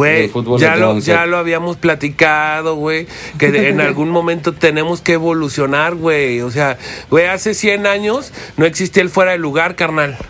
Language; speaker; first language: Spanish; native; Spanish